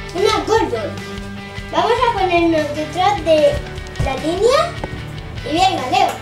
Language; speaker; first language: Spanish; native; Spanish